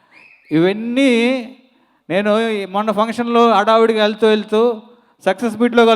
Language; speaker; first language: Telugu; native; Telugu